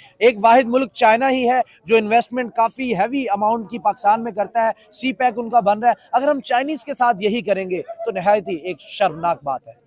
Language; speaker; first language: Urdu; native; Urdu